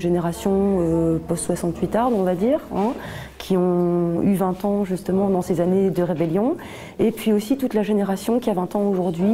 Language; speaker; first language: French; native; French